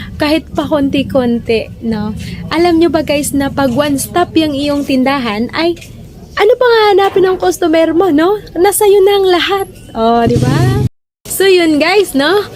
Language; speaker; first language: Filipino; non-native, local second language; Hiligaynon